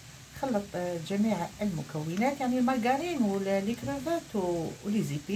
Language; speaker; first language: Arabic; native; Arabic